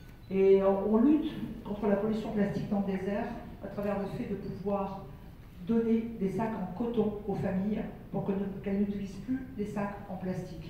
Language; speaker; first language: French; native; French